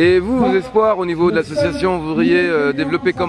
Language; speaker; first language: French; native; French